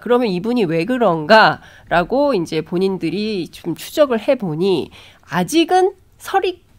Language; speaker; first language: Korean; native; Korean